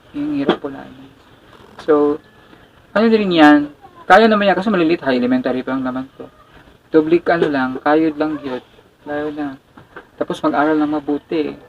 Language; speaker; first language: Filipino; non-native, local second language; Cebuano